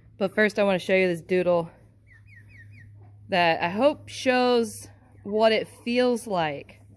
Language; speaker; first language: English; native; English